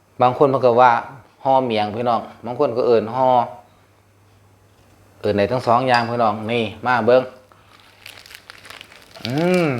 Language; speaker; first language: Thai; non-native, local second language; Northeastern Thai